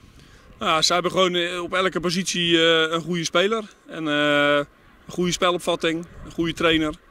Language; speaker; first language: Dutch; native; Dutch